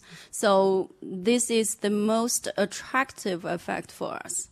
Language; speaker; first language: English; non-native, fluent; Chinese